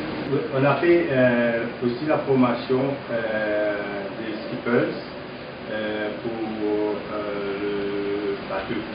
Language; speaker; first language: French; non-native, local second language; Morisyen